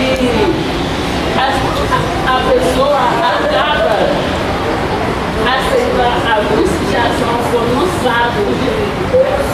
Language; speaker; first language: Portuguese; non-native, learner; Haitian Creole